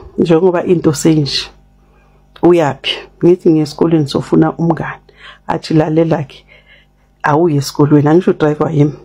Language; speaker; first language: Zulu; native; Zulu